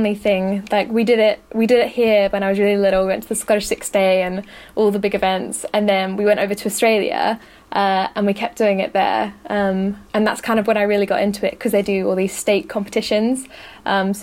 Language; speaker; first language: English; native; English